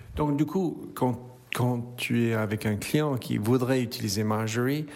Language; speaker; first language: French; native; French